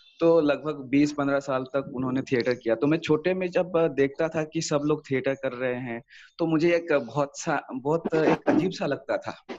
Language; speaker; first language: Hindi; non-native, local second language; Assamese